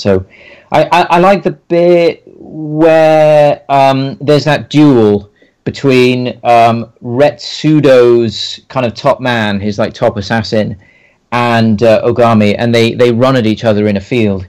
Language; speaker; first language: English; native; English